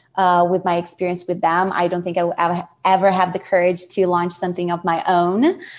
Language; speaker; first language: English; non-native, fluent; Portuguese